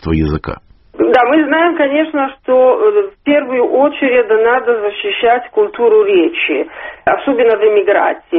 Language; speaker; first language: Russian; non-native, fluent; Italian